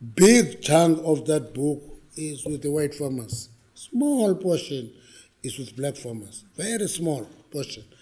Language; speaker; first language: English; non-native, local second language; Xhosa